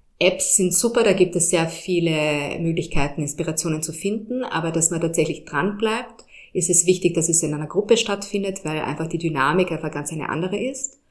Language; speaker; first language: German; early bilingual, heritage; German